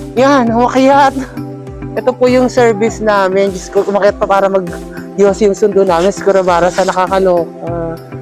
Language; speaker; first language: Filipino; native; Filipino